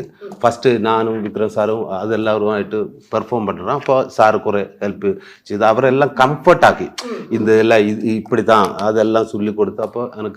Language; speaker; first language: Tamil; non-native, learner; Malayalam